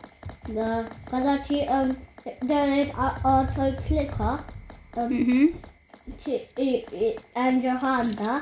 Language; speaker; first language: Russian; early bilingual, heritage; Russian